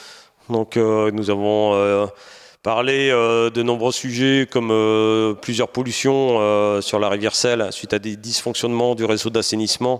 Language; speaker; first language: French; native; French